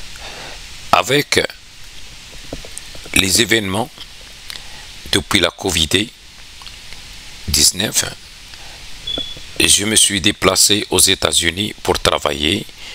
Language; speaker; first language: French; non-native, local second language; Arabic